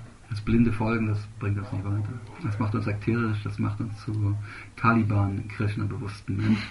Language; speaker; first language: German; native; German